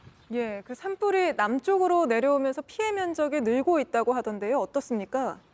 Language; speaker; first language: Korean; native; Korean